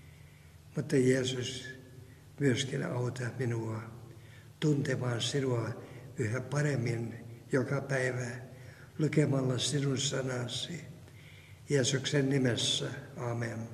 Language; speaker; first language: Finnish; non-native, fluent; Russian